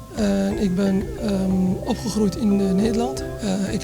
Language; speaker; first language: Dutch; early bilingual, other home language; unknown